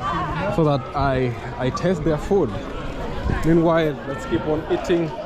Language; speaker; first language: English; non-native, local second language; Swahili